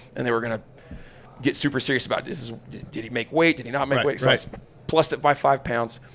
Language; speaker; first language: English; native; English